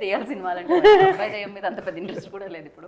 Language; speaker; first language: Telugu; native; Telugu